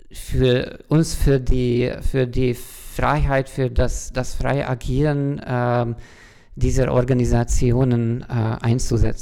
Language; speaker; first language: German; non-native, fluent; Hungarian